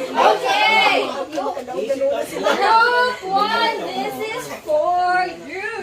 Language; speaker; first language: English; non-native, local second language; Cebuano